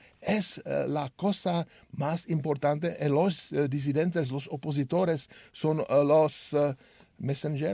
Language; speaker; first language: Spanish; non-native, learner; Czech